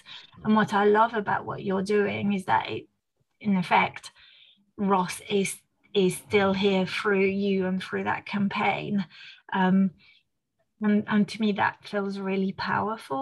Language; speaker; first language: English; non-native, fluent; French